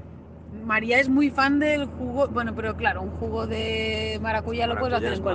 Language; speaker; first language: Spanish; native; Spanish